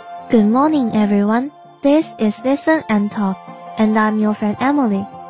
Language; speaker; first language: English; non-native, fluent; Chinese